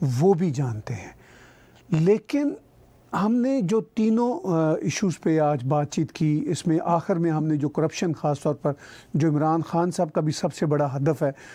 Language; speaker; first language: Urdu; non-native, local second language; Punjabi